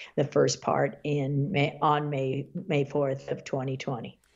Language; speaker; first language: English; native; English